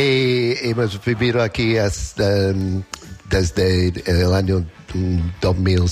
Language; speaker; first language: Spanish; non-native, learner; English